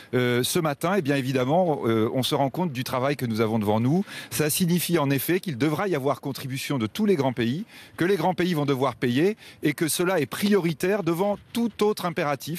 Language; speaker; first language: French; native; French